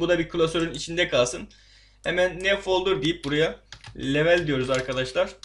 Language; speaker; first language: Turkish; native; Turkish